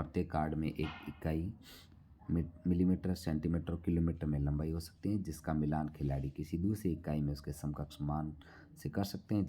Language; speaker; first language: Hindi; native; Hindi